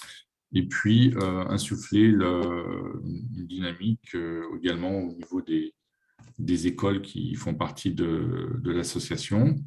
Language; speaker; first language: French; native; French